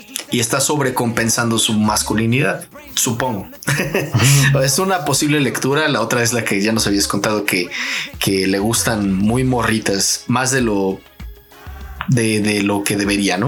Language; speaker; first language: Spanish; native; Spanish